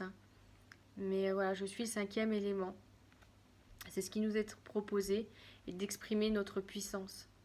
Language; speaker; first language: French; native; French